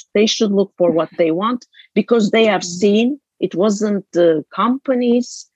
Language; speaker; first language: English; non-native, fluent; Turkish